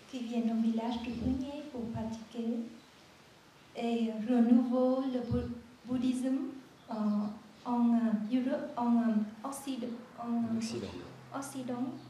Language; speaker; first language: French; non-native, learner; Vietnamese